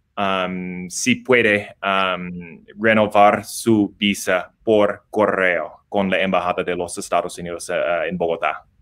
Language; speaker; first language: Spanish; non-native, learner; English